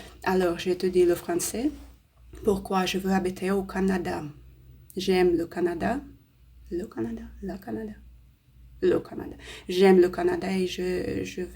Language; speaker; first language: French; non-native, learner; Russian